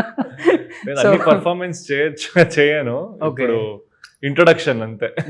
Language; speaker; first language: Telugu; non-native, local second language; Kannada